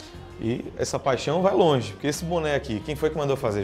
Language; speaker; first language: Portuguese; native; Portuguese